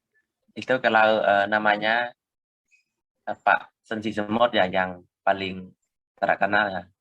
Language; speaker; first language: Indonesian; non-native, learner; Khmer